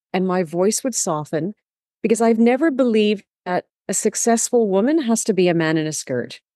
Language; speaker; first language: English; native; English